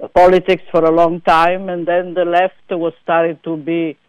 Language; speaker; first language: English; non-native, fluent; Italian